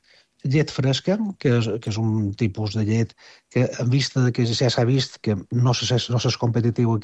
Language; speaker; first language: Catalan; native; Catalan